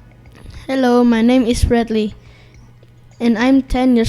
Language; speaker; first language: English; non-native, learner; Indonesian